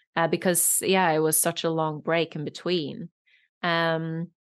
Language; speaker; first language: English; non-native, fluent; Norwegian